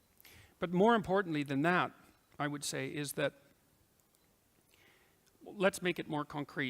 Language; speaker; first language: English; native; English